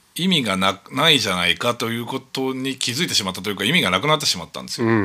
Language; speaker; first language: Japanese; native; Japanese